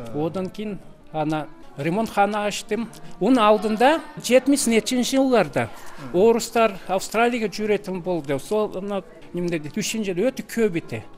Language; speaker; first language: Kazakh; non-native, local second language; Russian